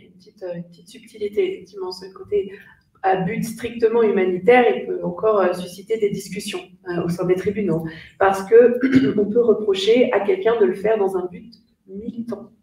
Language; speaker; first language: French; native; French